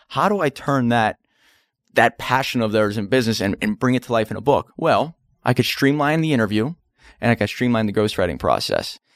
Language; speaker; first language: English; native; English